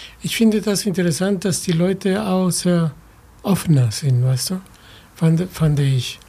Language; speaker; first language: German; non-native, fluent; Spanish